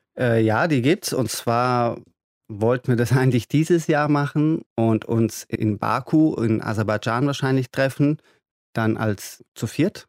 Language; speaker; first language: German; native; German